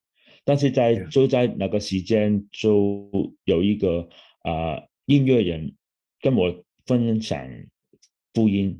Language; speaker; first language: Chinese; non-native, local second language; Cantonese